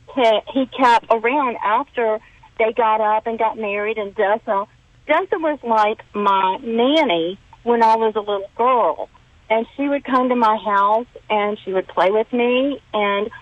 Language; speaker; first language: English; native; English